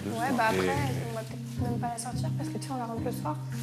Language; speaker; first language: French; native; French